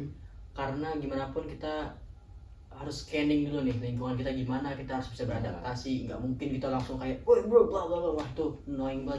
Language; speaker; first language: Indonesian; native; Indonesian